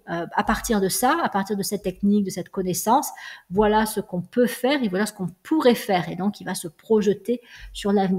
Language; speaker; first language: French; native; French